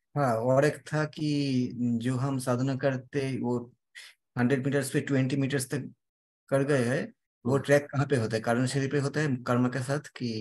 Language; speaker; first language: Hindi; non-native, local second language; Bangla